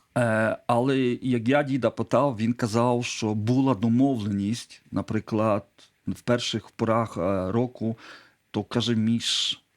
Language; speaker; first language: Ukrainian; non-native, local second language; Polish